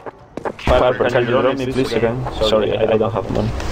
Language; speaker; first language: English; non-native, learner; Spanish